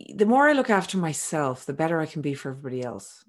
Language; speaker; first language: English; native; English